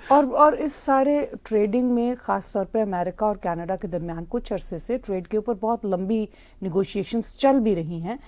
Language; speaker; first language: Urdu; native; Urdu